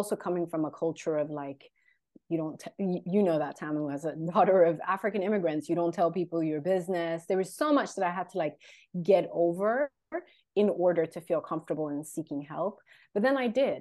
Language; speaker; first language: English; non-native, fluent; Swedish